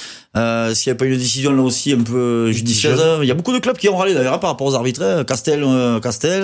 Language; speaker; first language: French; native; French